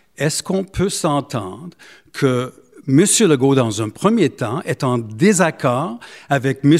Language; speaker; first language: French; non-native, local second language; English